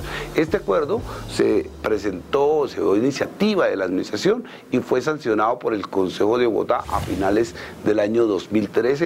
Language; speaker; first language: Spanish; native; Spanish